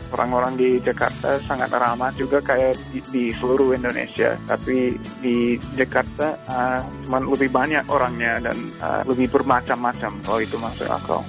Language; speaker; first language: Indonesian; non-native, fluent; English